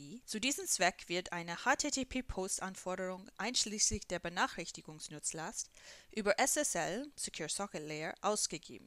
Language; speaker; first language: German; non-native, fluent; English